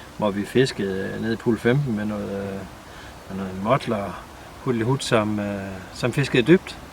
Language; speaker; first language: Danish; native; Danish